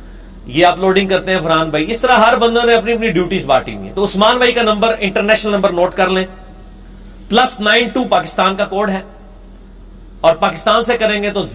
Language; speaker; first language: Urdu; non-native, local second language; Punjabi